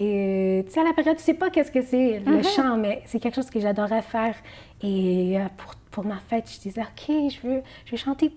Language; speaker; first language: French; non-native, fluent; Arabic